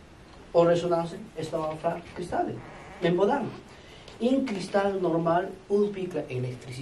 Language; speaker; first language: Danish; non-native, fluent; Spanish